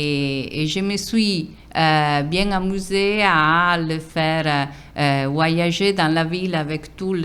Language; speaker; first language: French; non-native, fluent; Italian